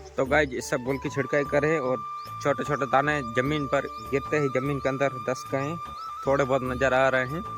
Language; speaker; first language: Hindi; non-native, local second language; Marwari